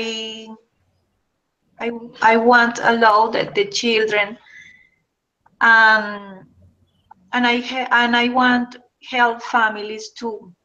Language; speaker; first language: English; non-native, learner; Spanish